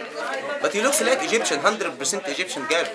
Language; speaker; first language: English; non-native, learner; Arabic